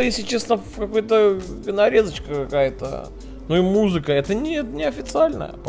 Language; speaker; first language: Russian; native; Russian